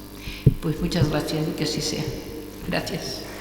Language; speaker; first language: Spanish; native; Spanish